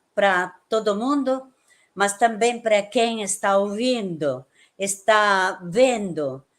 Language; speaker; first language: Portuguese; non-native, fluent; Italian